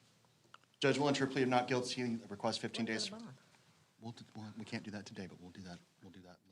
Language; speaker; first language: English; native; English